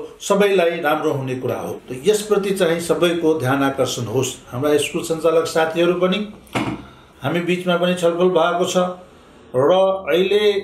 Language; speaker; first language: Nepali; non-native, local second language; Maithili